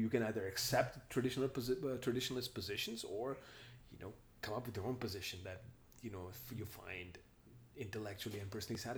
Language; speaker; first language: English; non-native, local second language; Hindi